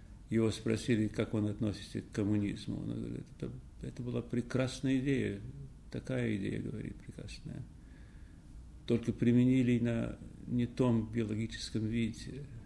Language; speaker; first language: Russian; non-native, fluent; English